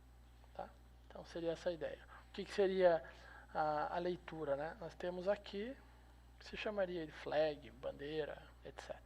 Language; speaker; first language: Portuguese; native; Portuguese